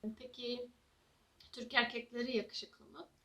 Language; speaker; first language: Turkish; native; Turkish